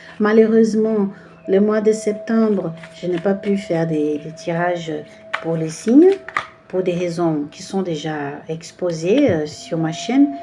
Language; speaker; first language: French; non-native, learner; Portuguese